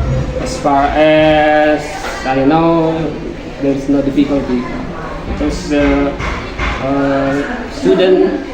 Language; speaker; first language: English; non-native, learner; Indonesian